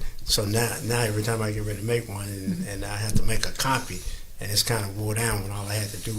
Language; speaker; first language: English; native; English